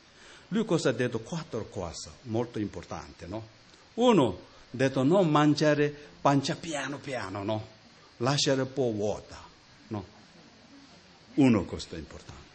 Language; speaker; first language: Italian; non-native, learner; Tibetan